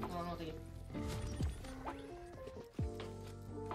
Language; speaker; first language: French; native; French